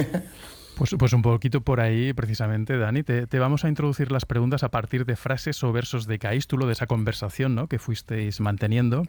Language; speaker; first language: Spanish; native; Spanish